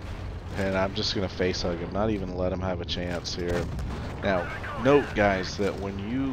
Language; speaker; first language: English; native; English